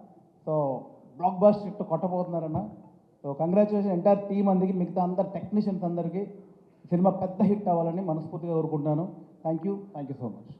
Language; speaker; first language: Telugu; native; Telugu